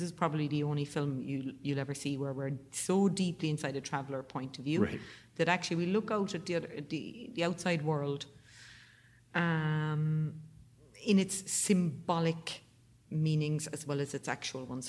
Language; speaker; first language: English; native; English